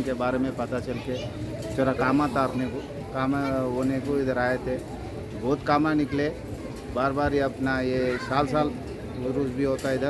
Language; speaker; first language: Hindi; non-native, local second language; Telugu